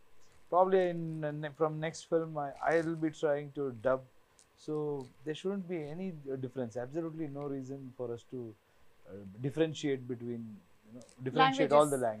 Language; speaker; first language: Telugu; non-native, fluent; Kannada